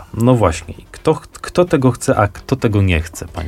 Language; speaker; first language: Polish; native; Polish